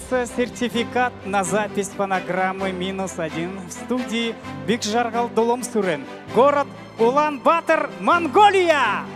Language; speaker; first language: Russian; native; Russian